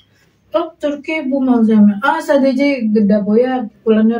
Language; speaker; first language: Turkish; non-native, learner; Indonesian